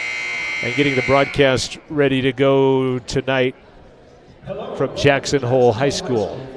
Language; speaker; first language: English; native; English